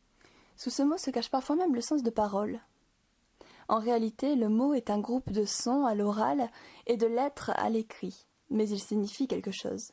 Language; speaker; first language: French; native; French